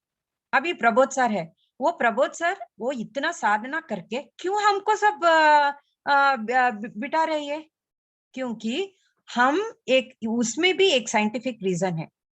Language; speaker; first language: Hindi; non-native, local second language; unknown